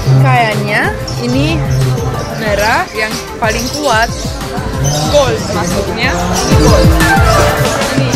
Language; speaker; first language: Indonesian; non-native, fluent; Romanian